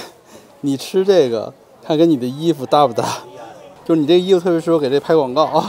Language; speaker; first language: Chinese; native; Chinese